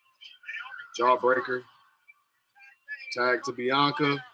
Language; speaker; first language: English; native; English